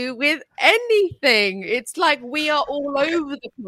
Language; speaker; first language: English; non-native, local second language; Urdu